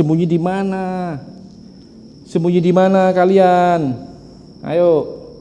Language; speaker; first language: Indonesian; native; Indonesian